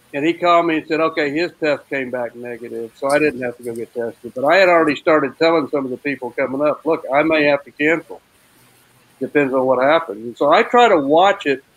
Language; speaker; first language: English; native; English